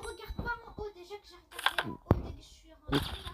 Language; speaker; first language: French; native; French